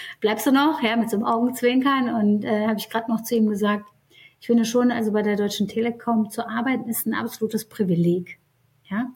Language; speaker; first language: German; early bilingual, other home language; Turkish